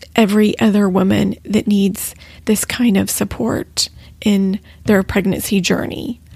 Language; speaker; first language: English; native; English